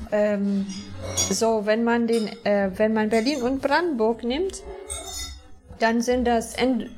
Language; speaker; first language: German; non-native, fluent; Polish